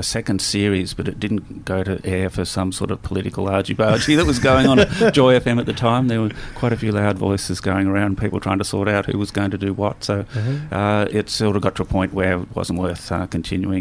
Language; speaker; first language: English; native; English